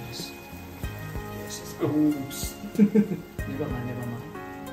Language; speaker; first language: English; non-native, learner; Japanese